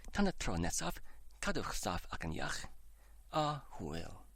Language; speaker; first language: Welsh; non-native, learner; English